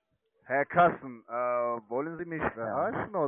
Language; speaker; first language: German; non-native, learner; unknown